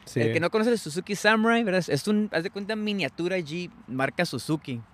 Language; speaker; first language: Spanish; early bilingual, heritage; Spanish